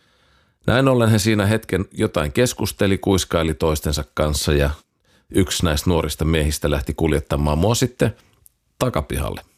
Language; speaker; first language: Finnish; native; Finnish